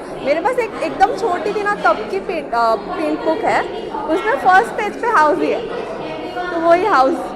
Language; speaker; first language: Hindi; native; Hindi